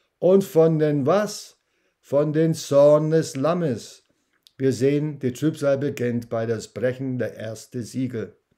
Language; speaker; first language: German; non-native, fluent; English